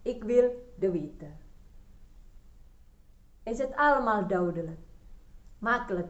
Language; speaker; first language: Dutch; non-native, fluent; Indonesian